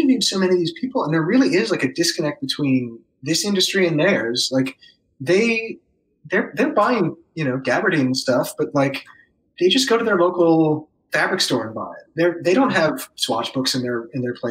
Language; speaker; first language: English; native; English